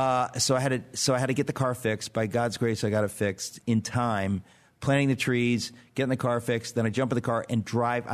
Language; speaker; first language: English; native; English